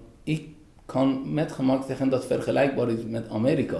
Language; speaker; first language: Dutch; non-native, fluent; Persian